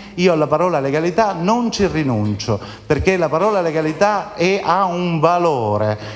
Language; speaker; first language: Italian; native; Italian